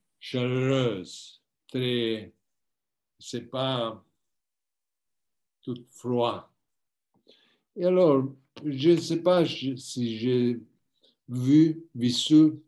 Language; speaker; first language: French; non-native, learner; Italian